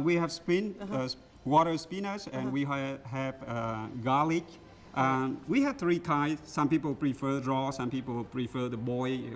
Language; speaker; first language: English; non-native, learner; Vietnamese